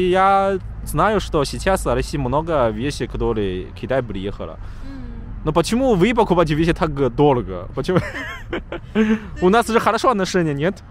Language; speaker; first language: Russian; non-native, learner; Chinese